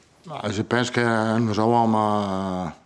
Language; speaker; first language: French; non-native, learner; Italian